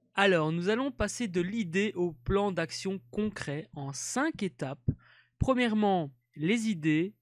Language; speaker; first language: French; native; French